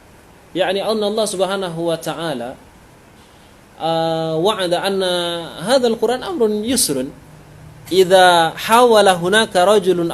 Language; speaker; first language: Arabic; non-native, fluent; Indonesian